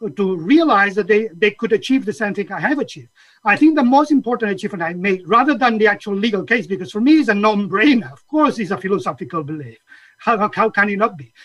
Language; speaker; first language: English; non-native, fluent; Catalan